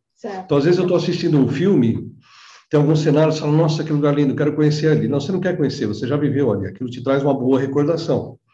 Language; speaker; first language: Portuguese; native; Portuguese